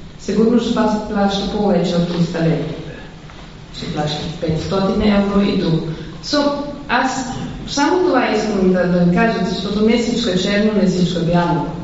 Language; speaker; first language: Bulgarian; non-native, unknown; Italian